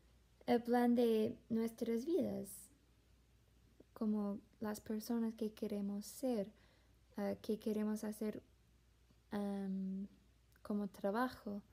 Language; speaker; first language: Spanish; non-native, fluent; English